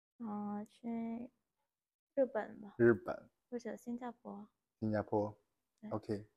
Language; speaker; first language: Chinese; non-native, learner; Vietnamese